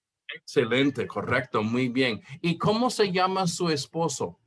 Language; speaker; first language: Spanish; non-native, fluent; English